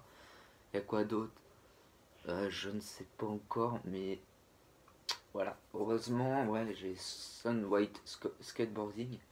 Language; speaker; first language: French; native; French